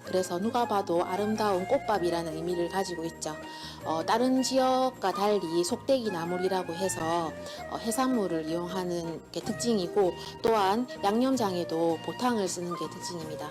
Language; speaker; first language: Korean; native; Korean